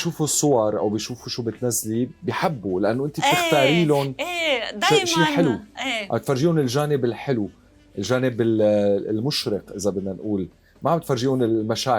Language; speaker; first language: Arabic; native; Arabic